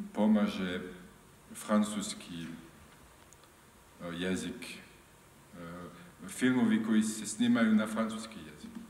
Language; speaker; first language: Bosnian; non-native, learner; French